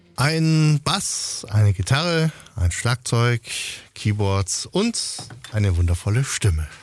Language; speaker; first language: German; native; German